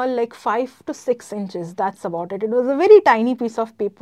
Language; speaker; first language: English; non-native, local second language; Gujarati